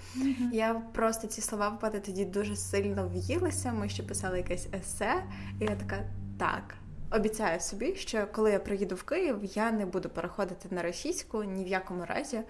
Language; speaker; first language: Ukrainian; native; Ukrainian